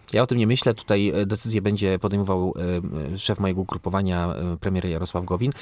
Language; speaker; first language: Polish; native; Polish